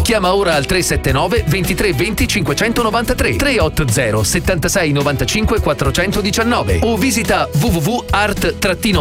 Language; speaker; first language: Italian; native; Italian